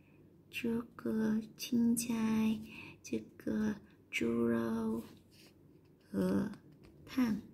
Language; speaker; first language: Chinese; non-native, learner; Vietnamese